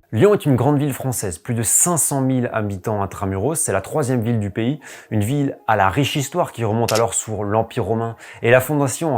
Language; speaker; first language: French; native; French